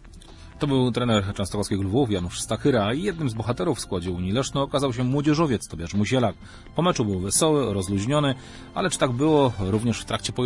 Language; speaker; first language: Polish; native; Polish